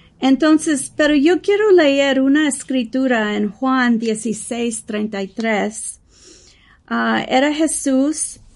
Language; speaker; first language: Spanish; early bilingual, heritage; English